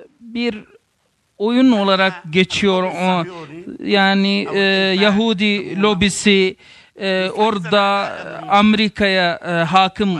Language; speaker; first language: Turkish; non-native, fluent; Arabic